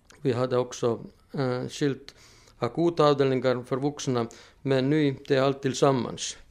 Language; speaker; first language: Swedish; non-native, fluent; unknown